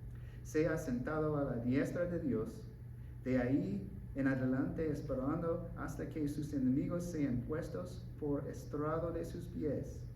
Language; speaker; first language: Spanish; non-native, learner; English